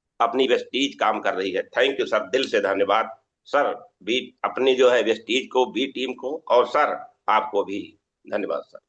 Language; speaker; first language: Hindi; native; Hindi